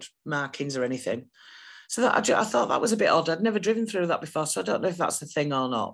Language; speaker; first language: English; native; English